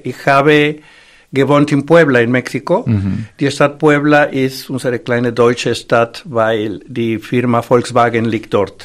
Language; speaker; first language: German; non-native, fluent; Spanish